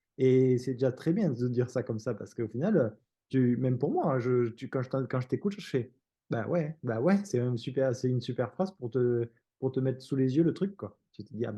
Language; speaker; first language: French; native; French